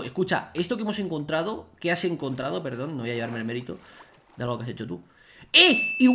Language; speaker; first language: Spanish; native; Spanish